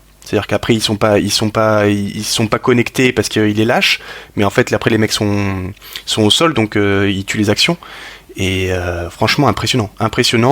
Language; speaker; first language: French; native; French